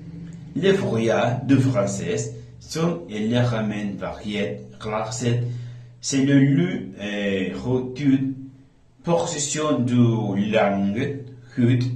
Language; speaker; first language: French; non-native, learner; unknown